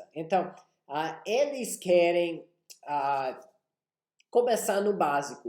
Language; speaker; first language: Portuguese; non-native, fluent; English